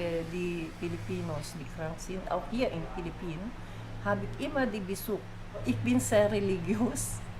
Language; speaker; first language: German; non-native, fluent; Filipino